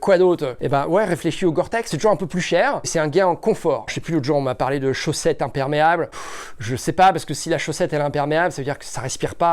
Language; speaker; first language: French; native; French